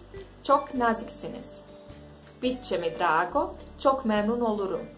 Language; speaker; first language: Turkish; non-native, fluent; Bosnian